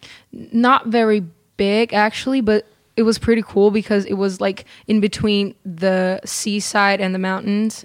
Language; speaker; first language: English; non-native, fluent; Italian